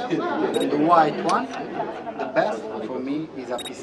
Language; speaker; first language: English; non-native, fluent; Italian